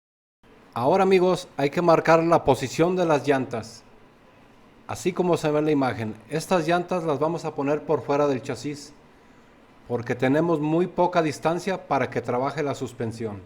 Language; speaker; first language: Spanish; native; Spanish